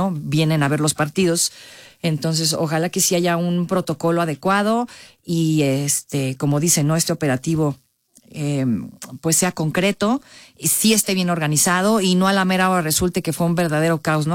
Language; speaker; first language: Spanish; native; Spanish